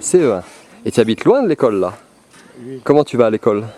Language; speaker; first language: French; native; French